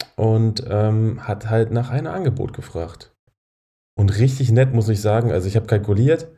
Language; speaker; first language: German; native; German